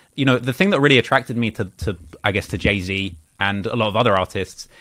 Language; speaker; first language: English; native; English